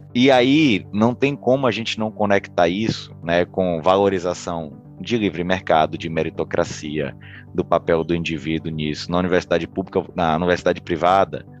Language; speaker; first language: Portuguese; native; Portuguese